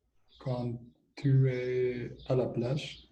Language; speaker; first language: French; non-native, learner; Spanish